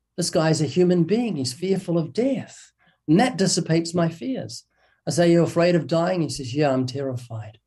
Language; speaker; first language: English; native; English